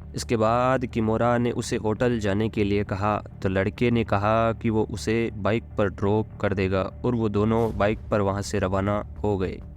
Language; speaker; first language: Hindi; native; Hindi